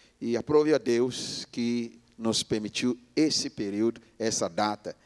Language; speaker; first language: Portuguese; non-native, fluent; English